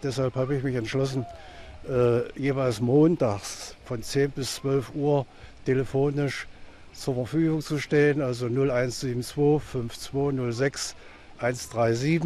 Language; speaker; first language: German; native; German